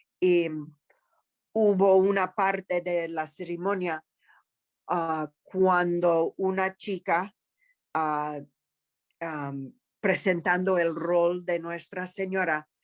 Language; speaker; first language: Spanish; non-native, fluent; English